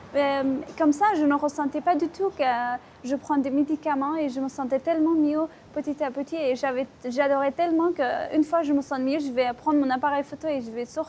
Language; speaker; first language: French; non-native, fluent; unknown